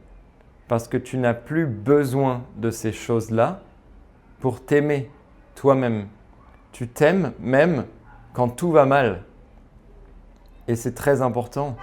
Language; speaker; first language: French; native; French